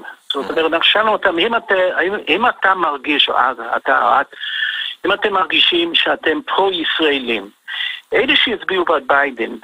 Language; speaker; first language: Hebrew; non-native, fluent; English